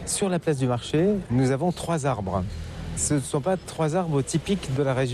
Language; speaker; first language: French; native; French